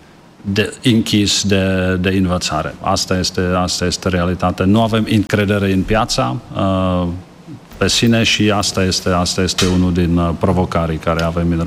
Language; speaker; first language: Romanian; non-native, learner; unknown